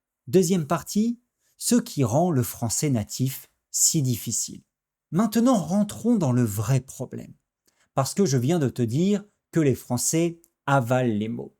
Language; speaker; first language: French; native; French